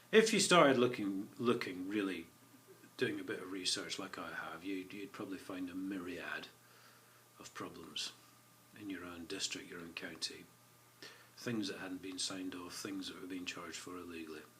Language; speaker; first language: English; native; English